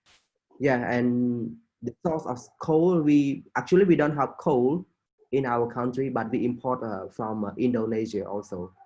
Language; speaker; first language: English; non-native, fluent; Khmer